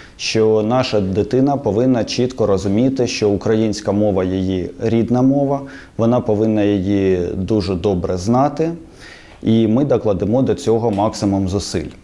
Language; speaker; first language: Ukrainian; non-native, local second language; Russian